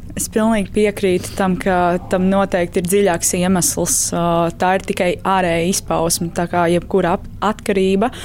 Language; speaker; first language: Latvian; native; Latvian